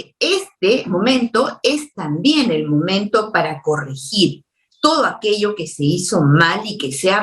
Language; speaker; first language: Spanish; native; Spanish